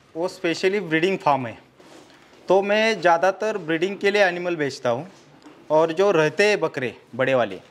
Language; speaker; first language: Hindi; non-native, local second language; Marathi